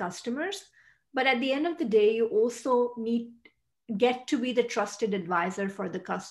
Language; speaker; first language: English; non-native, local second language; Hindi